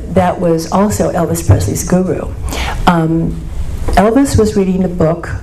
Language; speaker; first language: English; native; English